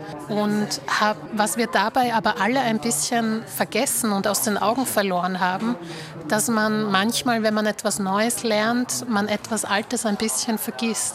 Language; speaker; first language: German; early bilingual, other home language; Slovak